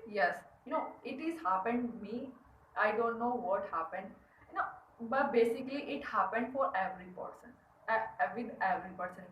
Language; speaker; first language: English; non-native, learner; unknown